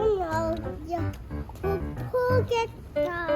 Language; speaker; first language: Korean; early bilingual, heritage; Korean